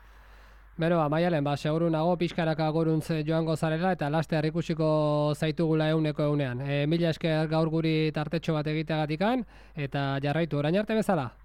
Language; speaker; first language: Basque; native; Basque